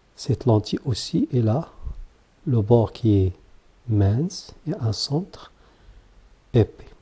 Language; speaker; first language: French; non-native, local second language; Arabic